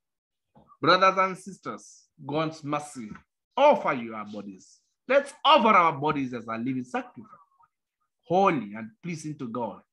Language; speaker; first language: English; non-native, local second language; Kamba